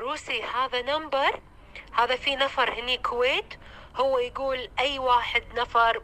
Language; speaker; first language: Arabic; non-native, learner; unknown